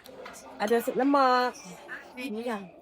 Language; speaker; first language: Malay; native; Malay